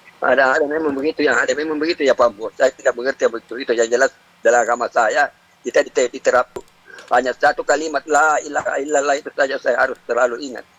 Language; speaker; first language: Indonesian; non-native, local second language; Buginese